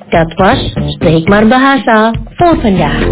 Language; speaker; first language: Dutch; non-native, learner; Indonesian